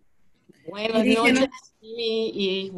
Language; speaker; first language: Spanish; non-native, fluent; English